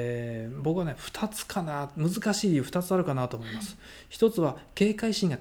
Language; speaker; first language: Japanese; native; Japanese